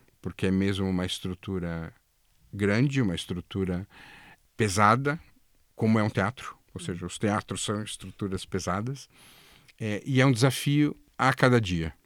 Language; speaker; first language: Portuguese; native; Portuguese